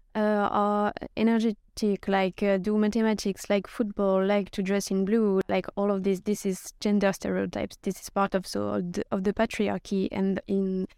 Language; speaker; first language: English; non-native, fluent; Norwegian